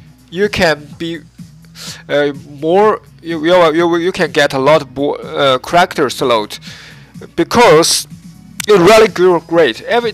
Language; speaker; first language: English; non-native, learner; Japanese